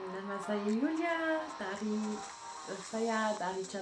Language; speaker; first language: Indonesian; non-native, learner; German